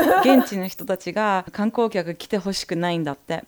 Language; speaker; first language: Japanese; early bilingual, heritage; Japanese